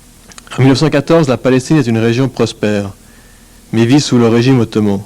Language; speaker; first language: French; native; French